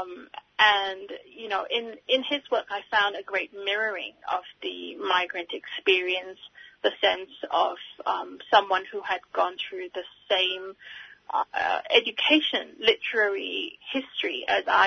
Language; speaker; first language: English; native; English